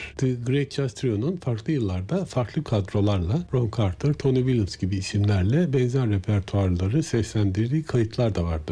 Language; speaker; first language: Turkish; native; Turkish